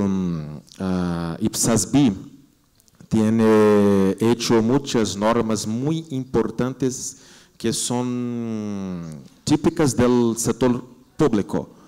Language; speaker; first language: Spanish; non-native, learner; Portuguese